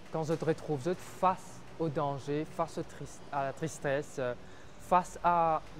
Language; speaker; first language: French; non-native, local second language; Morisyen